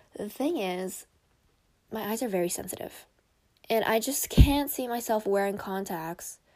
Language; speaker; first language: English; early bilingual, other home language; Korean